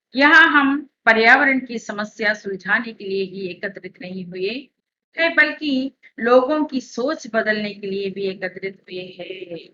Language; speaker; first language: Hindi; non-native, local second language; Telugu